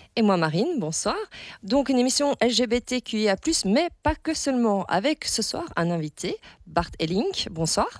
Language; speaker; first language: French; native; French